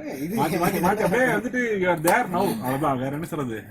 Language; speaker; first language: Tamil; native; Tamil